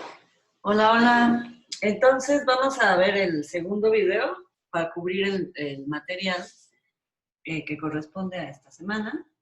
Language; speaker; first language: Spanish; native; Spanish